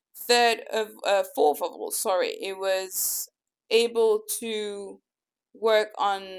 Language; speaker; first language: English; early bilingual, other home language; French